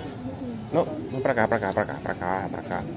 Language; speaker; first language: Portuguese; native; Portuguese